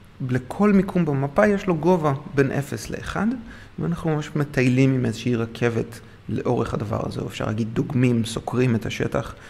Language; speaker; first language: Hebrew; native; Hebrew